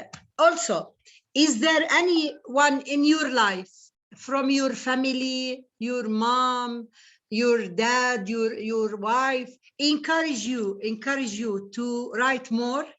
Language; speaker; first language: English; non-native, learner; Arabic